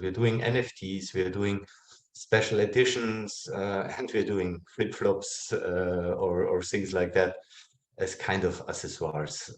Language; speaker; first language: English; non-native, fluent; German